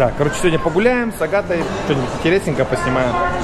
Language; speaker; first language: Russian; native; Russian